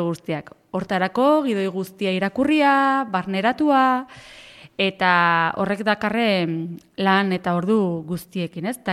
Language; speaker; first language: Basque; native; Basque